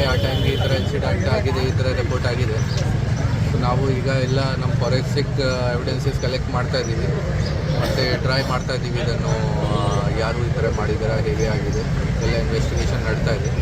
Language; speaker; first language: Kannada; non-native, fluent; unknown